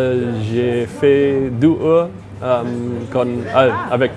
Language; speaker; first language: French; non-native, learner; English